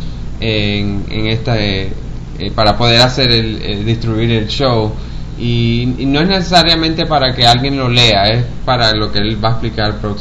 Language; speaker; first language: Spanish; early bilingual, heritage; Spanish